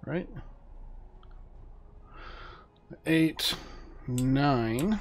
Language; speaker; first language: English; native; English